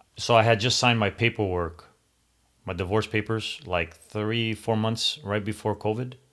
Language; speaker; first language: English; early bilingual, other home language; Greek